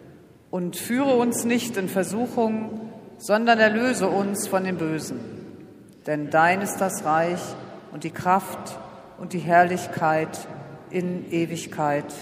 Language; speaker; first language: German; native; German